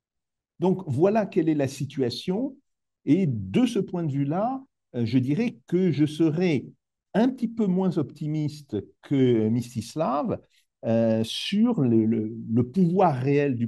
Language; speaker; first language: French; native; French